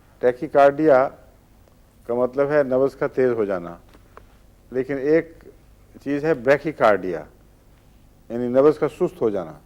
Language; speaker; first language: Urdu; native; Urdu